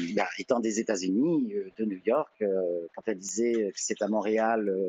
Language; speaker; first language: French; native; French